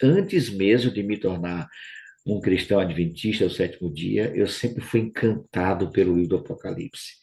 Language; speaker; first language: Portuguese; native; Portuguese